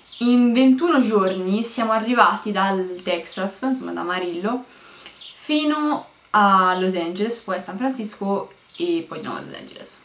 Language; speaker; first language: Italian; native; Italian